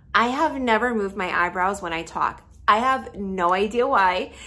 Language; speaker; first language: English; native; English